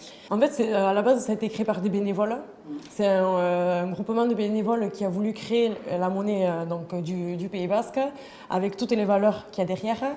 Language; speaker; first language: French; native; French